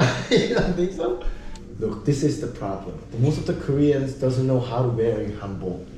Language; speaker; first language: English; non-native, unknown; Korean